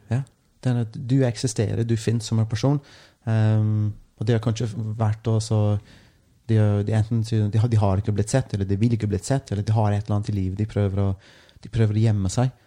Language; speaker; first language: Norwegian; non-native, fluent; English